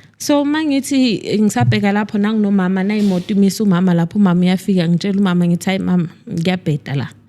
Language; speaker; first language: Zulu; native; Zulu